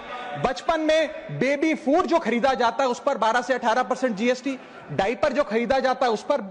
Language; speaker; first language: Hindi; native; Hindi